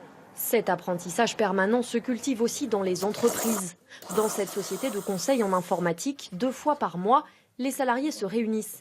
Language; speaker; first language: French; native; French